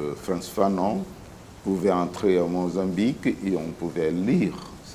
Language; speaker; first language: French; non-native, fluent; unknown